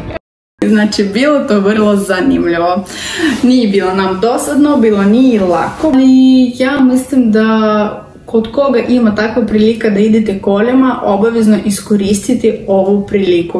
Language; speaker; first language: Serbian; non-native, learner; Russian